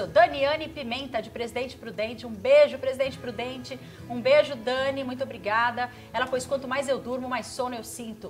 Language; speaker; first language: Portuguese; native; Portuguese